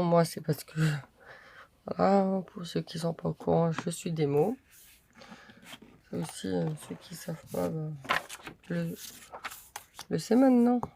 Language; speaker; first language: French; native; French